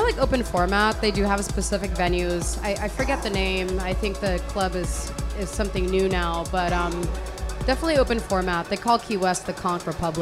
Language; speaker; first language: English; non-native, local second language; Hiligaynon